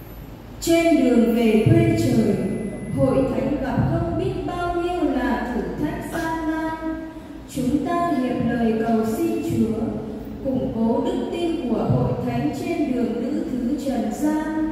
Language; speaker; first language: Vietnamese; native; Vietnamese